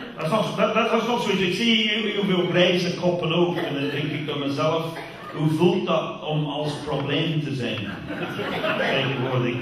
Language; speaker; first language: Dutch; non-native, fluent; English